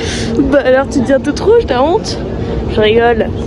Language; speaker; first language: French; native; French